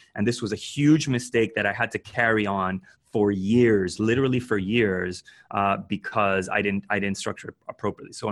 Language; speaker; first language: English; early bilingual, other home language; Spanish